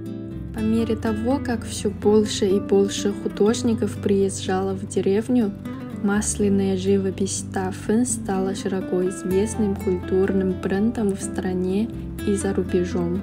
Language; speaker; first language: Russian; non-native, fluent; Chinese